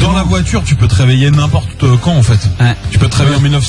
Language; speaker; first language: French; native; French